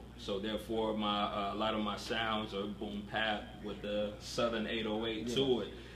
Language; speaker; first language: English; native; English